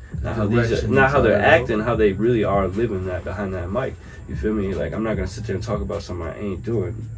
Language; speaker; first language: English; native; English